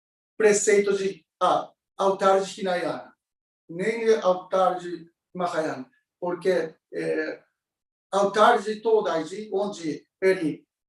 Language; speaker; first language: Portuguese; non-native, learner; Japanese